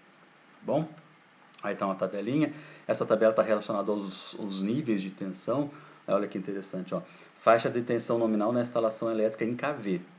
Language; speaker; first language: Portuguese; native; Portuguese